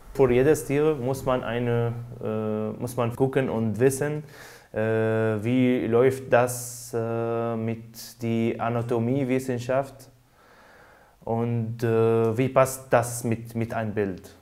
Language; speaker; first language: German; non-native, learner; Arabic